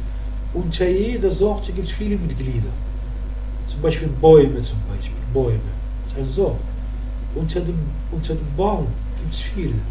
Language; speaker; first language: German; non-native, learner; Arabic